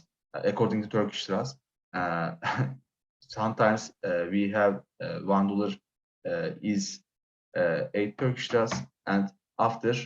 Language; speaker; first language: English; non-native, learner; Turkish